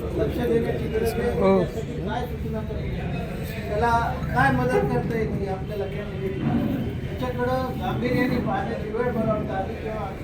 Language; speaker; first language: Marathi; native; Marathi